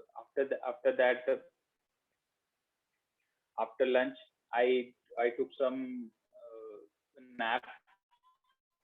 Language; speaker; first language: English; non-native, learner; Hindi